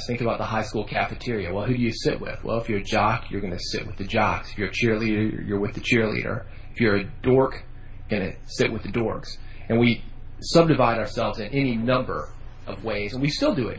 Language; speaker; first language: English; native; English